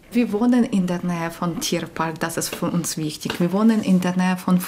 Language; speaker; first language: German; non-native, local second language; Ukrainian